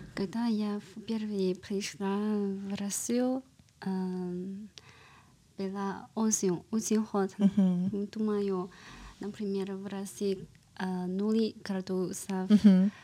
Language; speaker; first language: Russian; non-native, learner; Chinese